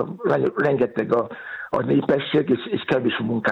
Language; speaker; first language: Hungarian; non-native, fluent; Yoruba